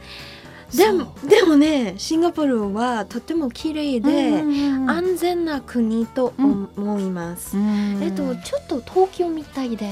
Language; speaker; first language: Japanese; non-native, learner; English